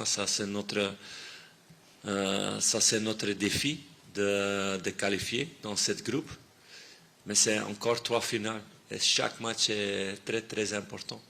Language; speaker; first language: French; non-native, fluent; Dutch